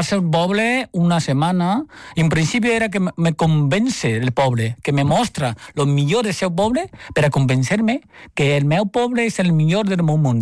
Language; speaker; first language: Catalan; non-native, fluent; Chinese